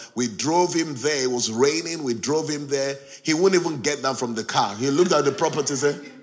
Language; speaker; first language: English; non-native, local second language; Yoruba